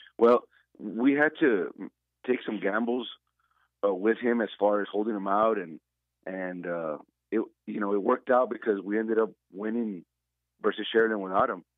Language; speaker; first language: English; native; English